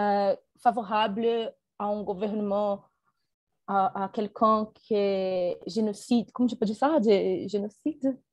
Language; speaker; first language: French; non-native, fluent; Portuguese